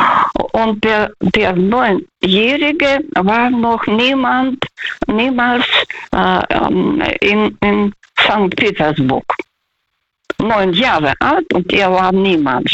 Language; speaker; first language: German; non-native, fluent; Russian